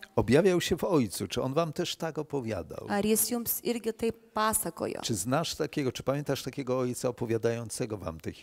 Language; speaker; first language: Polish; native; Polish